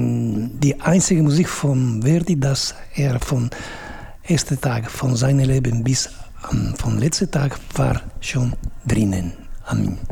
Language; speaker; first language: German; non-native, fluent; Italian